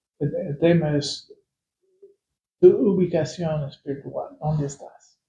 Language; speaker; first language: Spanish; non-native, fluent; English